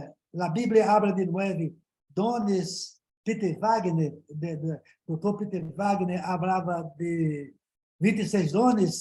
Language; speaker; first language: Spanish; non-native, learner; Portuguese